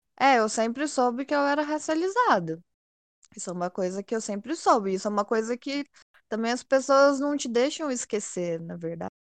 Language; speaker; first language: Portuguese; native; Portuguese